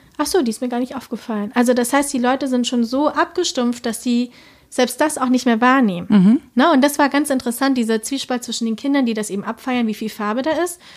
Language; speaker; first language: German; early bilingual, other home language; Spanish